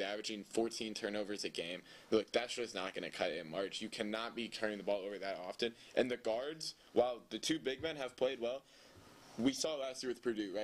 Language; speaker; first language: English; native; English